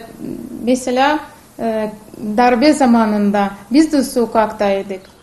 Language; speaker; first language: Turkish; non-native, learner; Russian